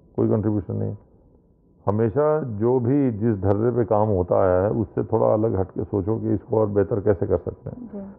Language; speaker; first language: Hindi; native; Hindi